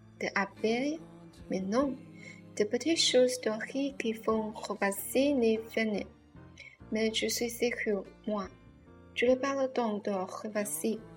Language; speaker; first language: French; non-native, learner; Chinese